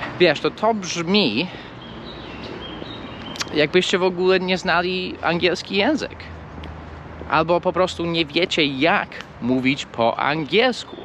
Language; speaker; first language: Polish; non-native, fluent; English